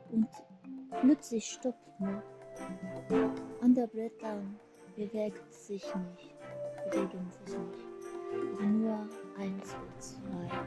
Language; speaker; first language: German; non-native, learner; Japanese